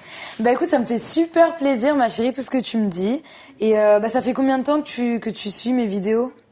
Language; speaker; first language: French; native; French